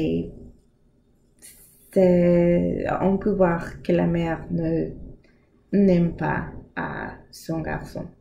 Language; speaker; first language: French; non-native, learner; English